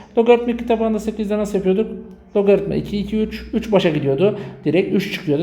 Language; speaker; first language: Turkish; native; Turkish